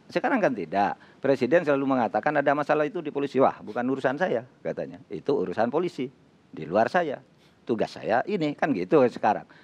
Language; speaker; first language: Indonesian; non-native, local second language; Madurese